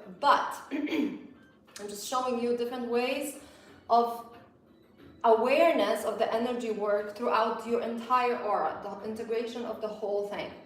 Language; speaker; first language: English; non-native, fluent; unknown